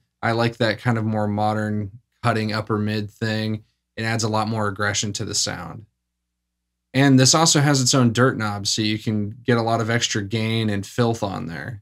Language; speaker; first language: English; native; English